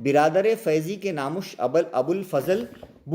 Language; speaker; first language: Persian; non-native, local second language; Urdu